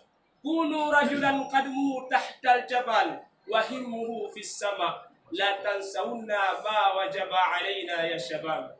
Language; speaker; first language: Arabic; non-native, learner; Achinese